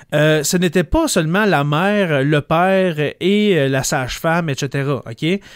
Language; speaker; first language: French; native; French